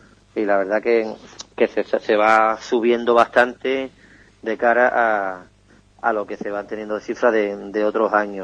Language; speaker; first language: Spanish; native; Spanish